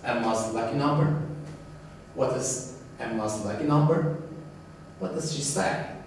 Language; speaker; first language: English; non-native, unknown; Turkish